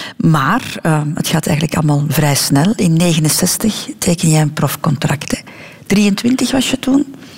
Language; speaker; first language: Dutch; native; Dutch